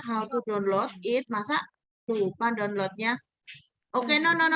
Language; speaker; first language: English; non-native, fluent; Indonesian